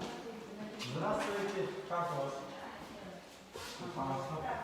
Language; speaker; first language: Russian; non-native, local second language; Kazakh